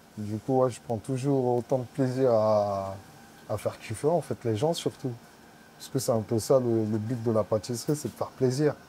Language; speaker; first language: French; native; French